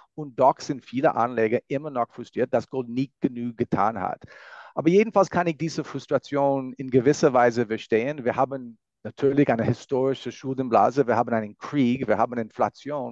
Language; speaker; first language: German; non-native, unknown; English